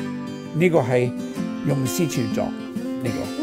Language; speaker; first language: Chinese; non-native, fluent; English